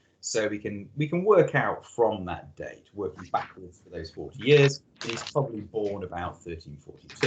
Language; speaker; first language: English; native; English